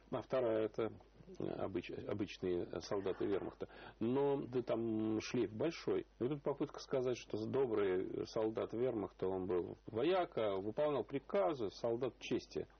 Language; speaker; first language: Russian; native; Russian